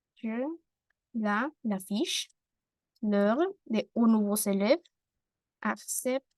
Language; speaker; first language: French; non-native, learner; Spanish